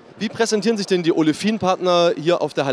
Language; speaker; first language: German; native; German